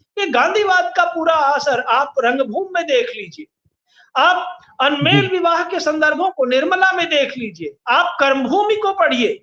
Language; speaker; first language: Hindi; native; Hindi